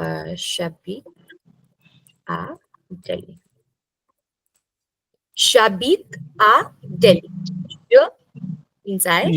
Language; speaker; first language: French; non-native, fluent; English